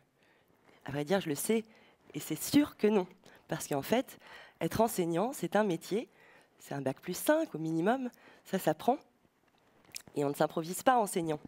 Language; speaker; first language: French; native; French